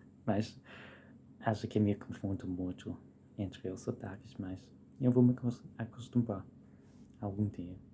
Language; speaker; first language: Portuguese; non-native, fluent; English